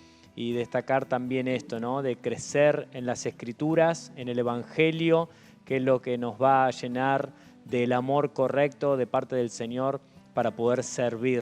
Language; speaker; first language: Spanish; native; Spanish